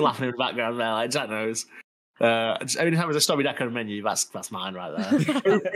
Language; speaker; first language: English; native; English